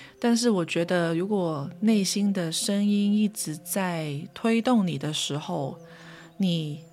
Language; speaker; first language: Chinese; non-native, local second language; Cantonese